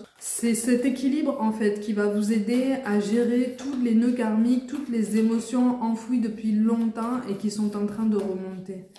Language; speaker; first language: French; native; French